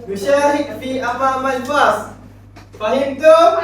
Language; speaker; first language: Arabic; non-native, learner; Malay